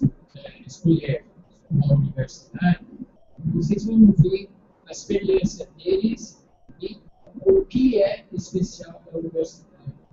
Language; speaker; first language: Portuguese; non-native, fluent; English